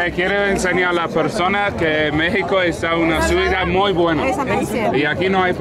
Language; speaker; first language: Spanish; non-native, learner; English